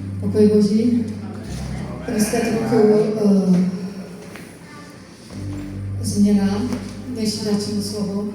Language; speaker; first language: Czech; non-native, fluent; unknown